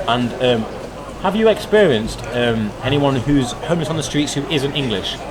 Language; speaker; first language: English; native; English